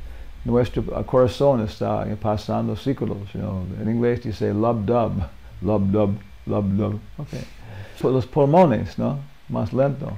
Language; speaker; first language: Spanish; non-native, learner; English